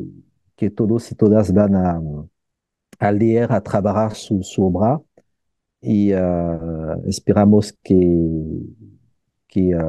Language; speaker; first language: Spanish; non-native, fluent; French